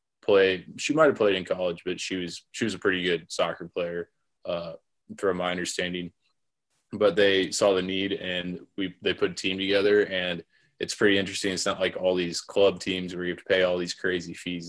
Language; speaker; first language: English; native; English